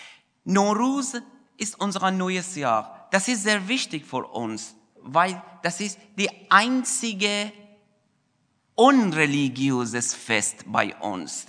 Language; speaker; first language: German; non-native, fluent; Persian